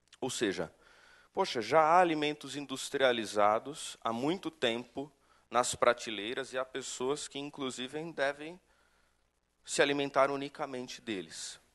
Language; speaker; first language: Portuguese; native; Portuguese